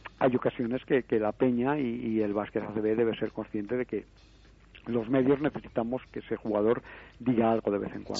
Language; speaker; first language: Spanish; native; Spanish